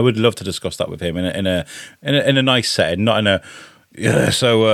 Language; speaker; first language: English; native; English